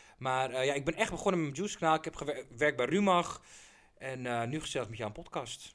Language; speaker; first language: Dutch; early bilingual, other home language; Persian